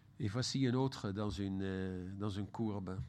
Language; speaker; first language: French; non-native, fluent; Dutch